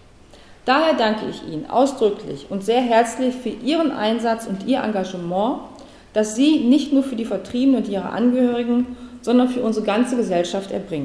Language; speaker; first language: German; native; German